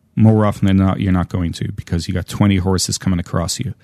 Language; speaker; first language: English; native; English